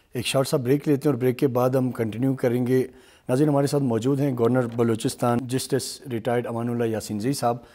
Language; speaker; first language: Urdu; native; Urdu